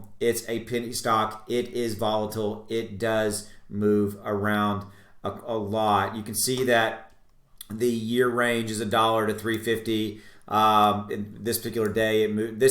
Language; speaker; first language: English; native; English